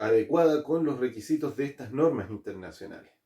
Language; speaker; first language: Spanish; native; Spanish